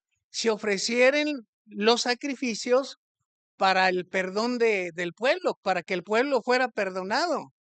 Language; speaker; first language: Spanish; native; Spanish